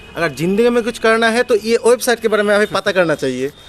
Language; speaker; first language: Hindi; non-native, local second language; Bangla